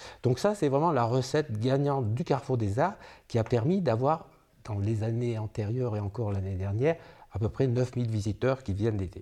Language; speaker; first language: French; native; French